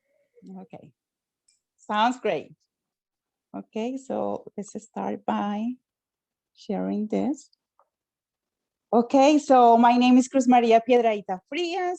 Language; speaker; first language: English; non-native, fluent; Spanish